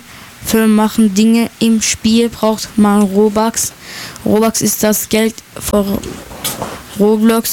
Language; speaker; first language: German; non-native, learner; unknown